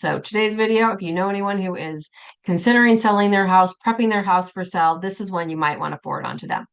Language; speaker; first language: English; native; English